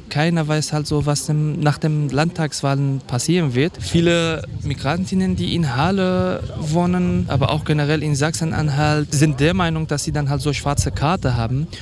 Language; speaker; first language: German; non-native, fluent; Kurdish